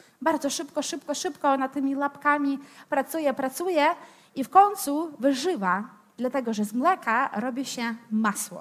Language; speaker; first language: Polish; non-native, fluent; Ukrainian